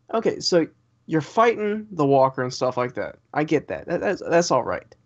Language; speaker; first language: English; native; English